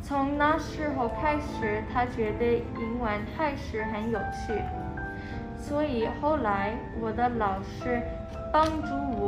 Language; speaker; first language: Chinese; non-native, fluent; English